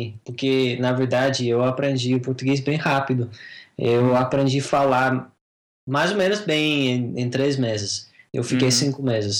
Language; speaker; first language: Portuguese; non-native, fluent; English